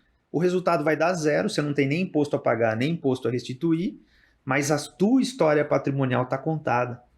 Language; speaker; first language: Portuguese; native; Portuguese